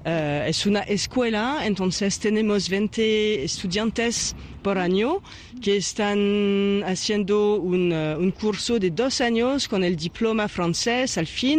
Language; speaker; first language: Spanish; non-native, learner; French